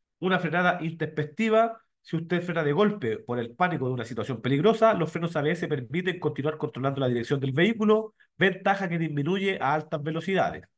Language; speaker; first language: Spanish; native; Spanish